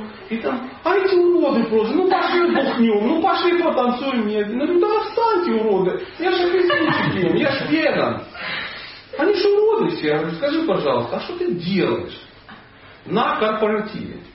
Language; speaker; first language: Russian; native; Russian